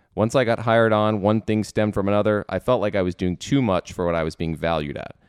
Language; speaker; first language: English; native; English